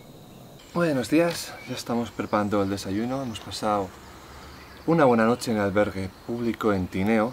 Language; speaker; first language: Spanish; native; Spanish